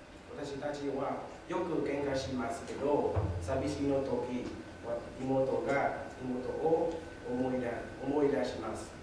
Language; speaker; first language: Japanese; non-native, learner; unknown